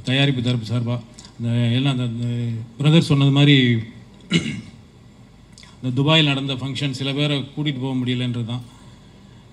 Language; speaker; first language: Tamil; native; Tamil